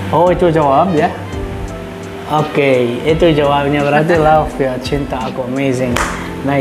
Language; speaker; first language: Indonesian; non-native, learner; Arabic